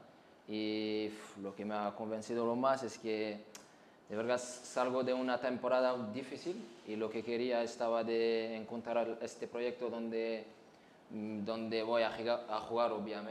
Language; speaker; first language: Spanish; non-native, learner; French